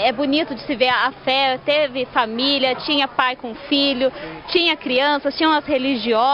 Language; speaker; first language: Portuguese; native; Portuguese